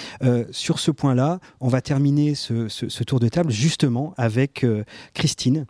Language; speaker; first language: French; native; French